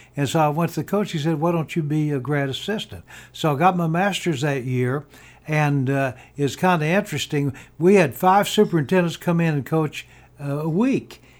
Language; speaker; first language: English; native; English